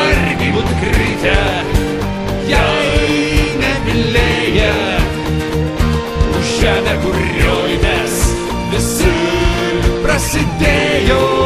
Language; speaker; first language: Lithuanian; native; Lithuanian